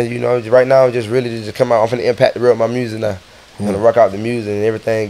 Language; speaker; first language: English; native; English